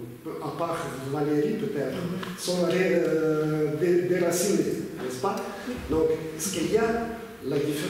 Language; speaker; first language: French; non-native, fluent; Russian